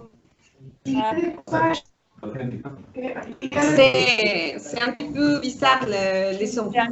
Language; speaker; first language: French; non-native, fluent; Spanish